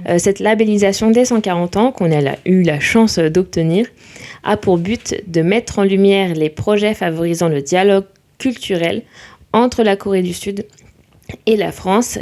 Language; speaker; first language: French; native; French